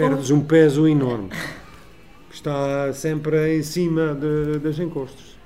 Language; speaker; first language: Portuguese; non-native, learner; Dutch